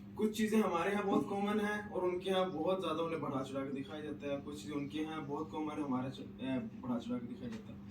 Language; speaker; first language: Urdu; non-native, local second language; Punjabi